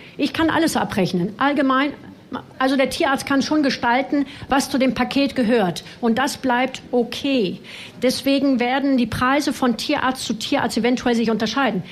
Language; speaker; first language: German; non-native, fluent; French